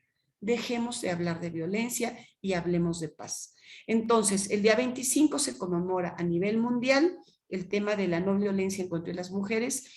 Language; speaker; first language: Spanish; native; Spanish